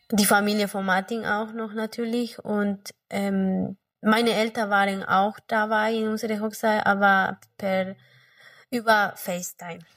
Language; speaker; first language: German; non-native, fluent; Spanish